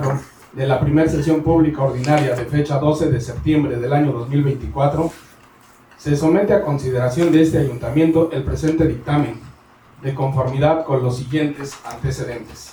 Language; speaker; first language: Spanish; native; Spanish